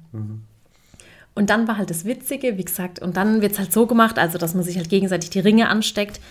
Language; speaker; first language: German; early bilingual, other home language; Turkish